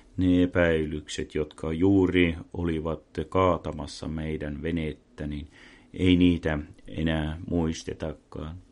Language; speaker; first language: Finnish; non-native, local second language; Swedish